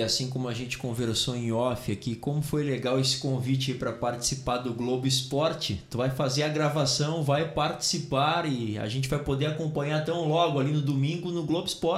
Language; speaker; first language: Portuguese; native; Portuguese